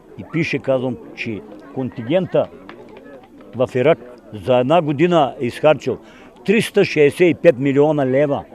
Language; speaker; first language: Bulgarian; native; Bulgarian